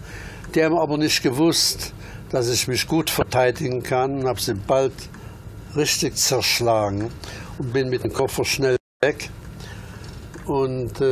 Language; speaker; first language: German; early bilingual, other home language; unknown